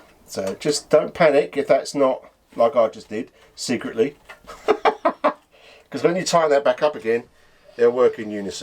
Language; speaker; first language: English; native; English